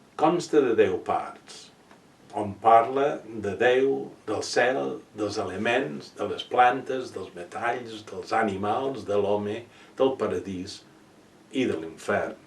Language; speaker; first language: Catalan; non-native, fluent; English